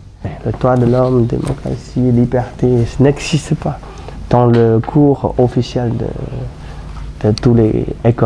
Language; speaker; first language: French; non-native, learner; Chinese